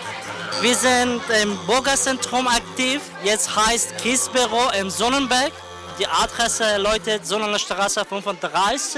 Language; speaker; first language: German; non-native, fluent; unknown